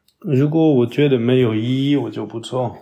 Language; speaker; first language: Chinese; non-native, fluent; French